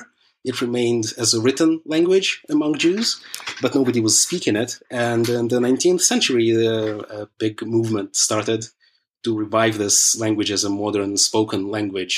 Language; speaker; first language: English; early bilingual, other home language; Russian